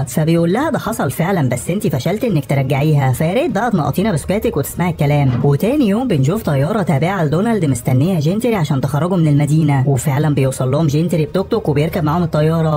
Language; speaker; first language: Arabic; native; Arabic